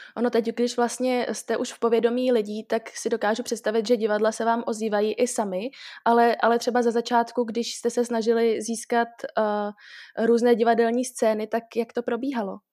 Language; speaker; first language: Czech; native; Czech